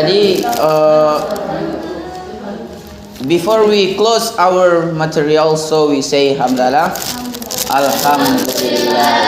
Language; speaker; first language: English; non-native, learner; Indonesian